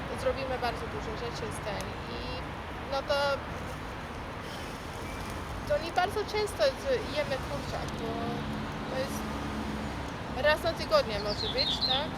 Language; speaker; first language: Polish; non-native, learner; Afrikaans